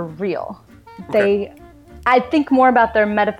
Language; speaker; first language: English; early bilingual, other home language; Tamil